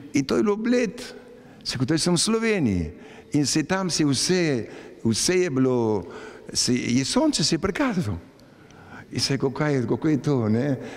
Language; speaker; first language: Slovenian; early bilingual, heritage; Slovenian